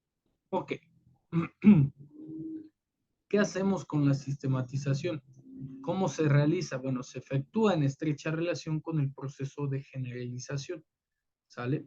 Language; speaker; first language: Spanish; native; Spanish